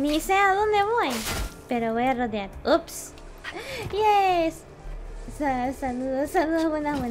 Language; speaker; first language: Spanish; non-native, learner; English